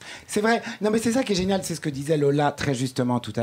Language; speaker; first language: French; native; French